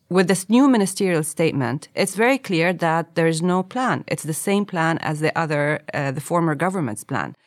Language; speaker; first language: English; non-native, fluent; Arabic